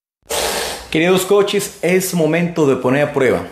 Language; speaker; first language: Spanish; native; Spanish